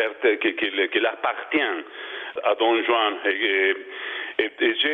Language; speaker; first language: French; non-native, learner; Spanish